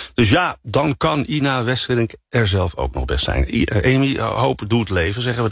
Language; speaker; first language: Dutch; native; Dutch